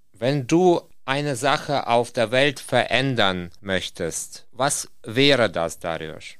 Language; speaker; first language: German; non-native, fluent; Russian